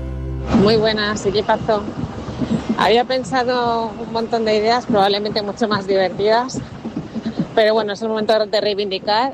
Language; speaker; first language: Spanish; native; Spanish